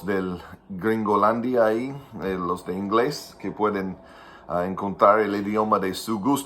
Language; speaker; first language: Spanish; non-native, fluent; English